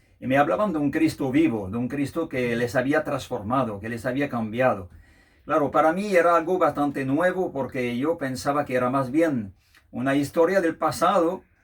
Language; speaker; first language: Spanish; non-native, fluent; French